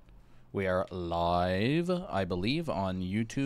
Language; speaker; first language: English; native; English